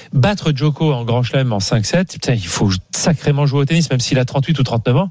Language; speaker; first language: French; native; French